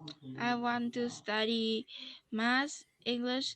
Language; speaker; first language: English; non-native, learner; Vietnamese